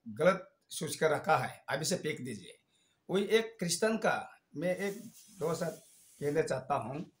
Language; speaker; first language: Hindi; non-native, local second language; Nyishi